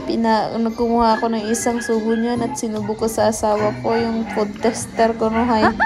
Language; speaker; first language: Filipino; non-native, local second language; Cebuano